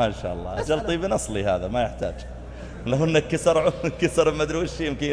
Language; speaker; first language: Arabic; native; Arabic